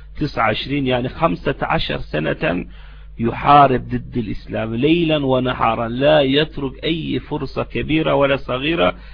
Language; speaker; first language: Arabic; non-native, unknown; Turkish